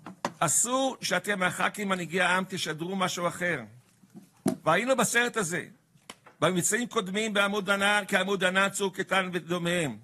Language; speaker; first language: Hebrew; native; Hebrew